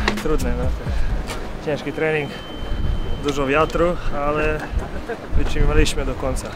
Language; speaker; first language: Polish; non-native, learner; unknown